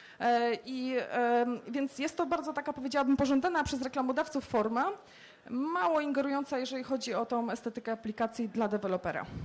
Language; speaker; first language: Polish; native; Polish